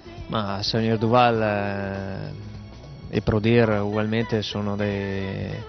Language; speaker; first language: Italian; native; Italian